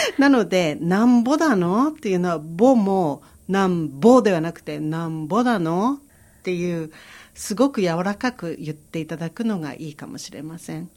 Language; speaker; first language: Japanese; native; Japanese